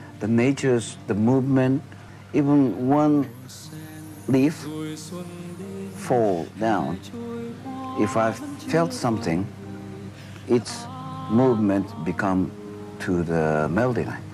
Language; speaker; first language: English; non-native, learner; Japanese